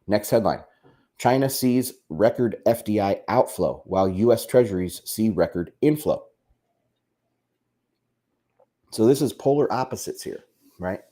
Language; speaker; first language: English; native; English